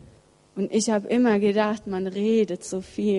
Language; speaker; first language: German; early bilingual, other home language; Russian